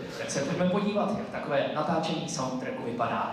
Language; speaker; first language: Czech; native; Czech